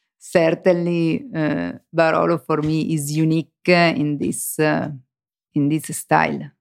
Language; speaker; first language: English; non-native, learner; Italian